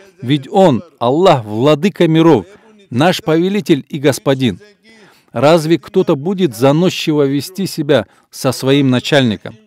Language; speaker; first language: Russian; non-native, local second language; Avaric